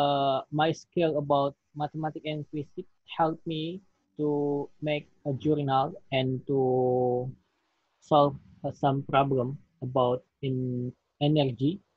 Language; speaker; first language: English; non-native, learner; Indonesian